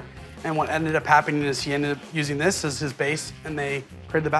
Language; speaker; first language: English; native; English